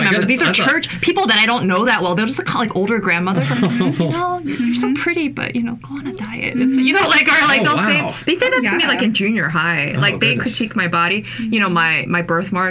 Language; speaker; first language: English; native; English